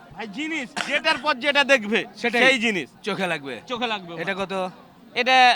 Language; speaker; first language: Bangla; native; Bangla